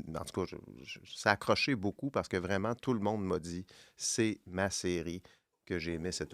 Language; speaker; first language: French; native; French